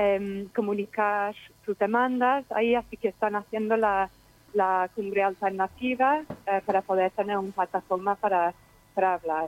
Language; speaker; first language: Spanish; non-native, fluent; English